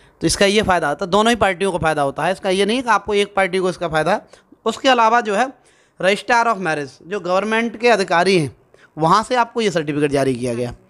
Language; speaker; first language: Hindi; native; Hindi